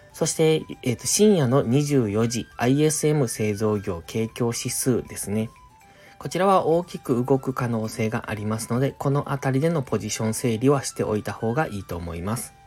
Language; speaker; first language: Japanese; native; Japanese